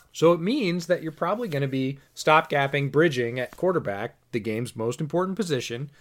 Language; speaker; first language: English; native; English